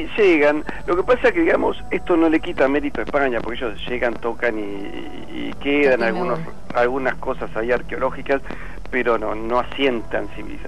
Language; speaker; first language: Spanish; native; Spanish